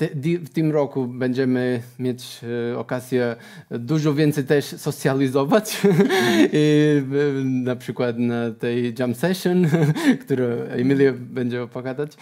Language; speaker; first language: Polish; non-native, learner; Portuguese